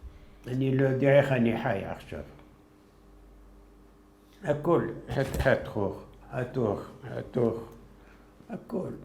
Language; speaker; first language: Hebrew; non-native, fluent; Arabic